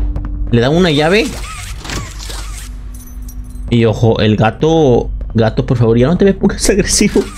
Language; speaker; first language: Spanish; native; Spanish